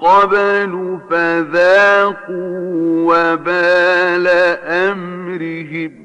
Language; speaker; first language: Arabic; native; Arabic